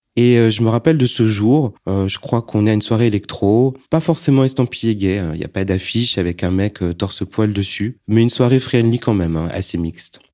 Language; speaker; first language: French; native; French